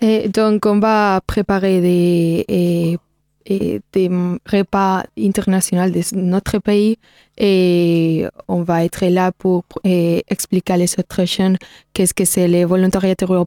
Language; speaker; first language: French; non-native, learner; Spanish